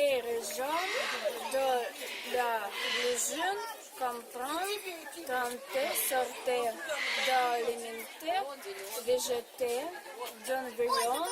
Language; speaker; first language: French; non-native, learner; Russian